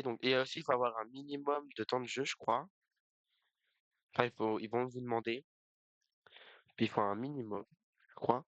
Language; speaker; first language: French; native; French